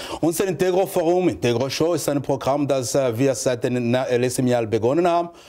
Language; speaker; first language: German; non-native, fluent; French